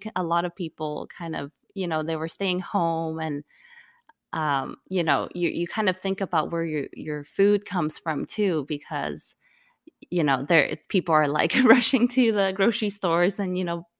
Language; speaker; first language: English; non-native, local second language; Cantonese